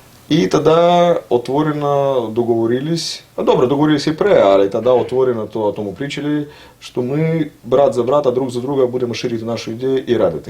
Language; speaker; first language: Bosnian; non-native, learner; Russian